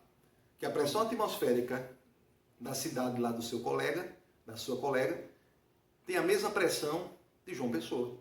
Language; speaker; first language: Portuguese; native; Portuguese